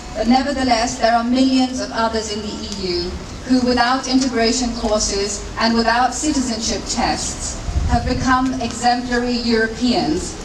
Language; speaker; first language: English; native; English